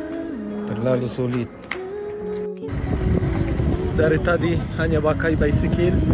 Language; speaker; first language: Indonesian; non-native, fluent; Arabic